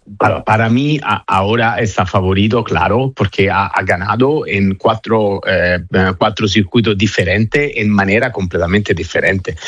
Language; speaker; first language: Spanish; non-native, fluent; Italian